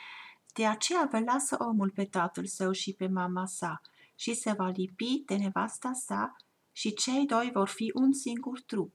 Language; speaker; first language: Romanian; non-native, fluent; German